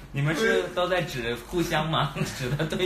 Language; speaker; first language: Chinese; native; Chinese